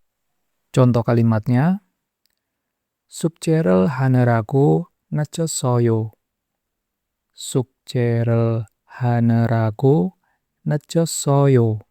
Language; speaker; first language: Korean; non-native, fluent; Indonesian